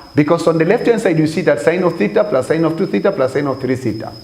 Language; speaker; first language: English; non-native, local second language; Swahili